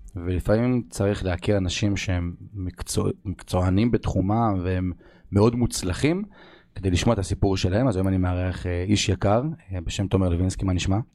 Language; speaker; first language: Hebrew; native; Hebrew